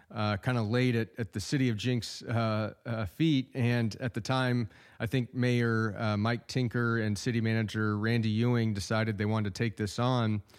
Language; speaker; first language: English; native; English